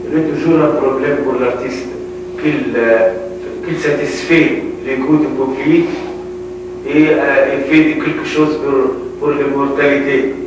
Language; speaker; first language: French; non-native, learner; Arabic